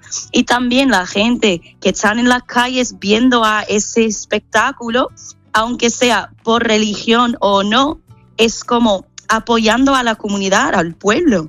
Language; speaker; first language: Spanish; non-native, fluent; English